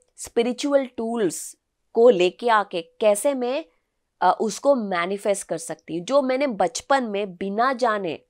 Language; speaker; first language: Hindi; non-native, local second language; Telugu